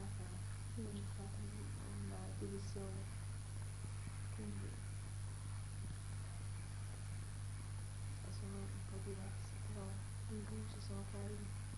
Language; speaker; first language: Italian; early bilingual, heritage; Italian